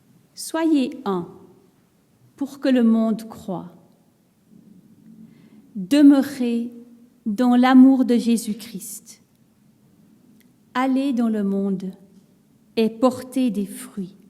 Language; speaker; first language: French; native; French